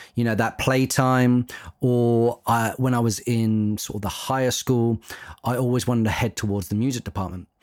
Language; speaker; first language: English; native; English